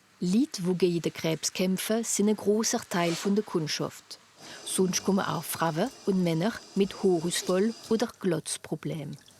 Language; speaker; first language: German; non-native, local second language; French